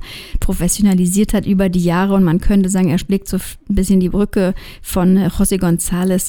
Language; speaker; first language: German; native; German